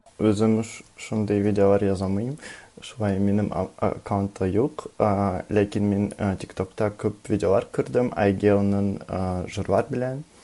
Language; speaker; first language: Tatar; non-native, learner; Russian